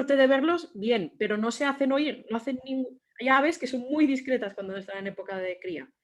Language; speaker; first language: Spanish; native; Spanish